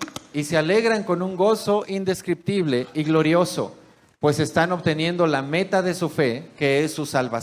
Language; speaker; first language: Spanish; native; Spanish